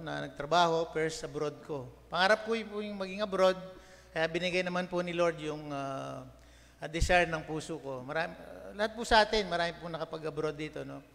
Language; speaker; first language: Filipino; non-native, local second language; Pampanga